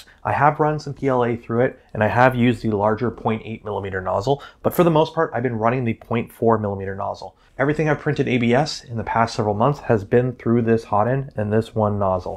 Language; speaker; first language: English; native; English